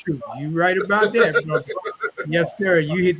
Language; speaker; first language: English; native; English